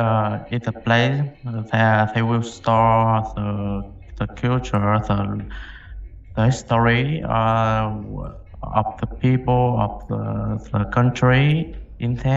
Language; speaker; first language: English; non-native, learner; Vietnamese